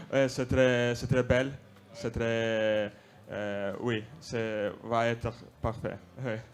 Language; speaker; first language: French; non-native, learner; Russian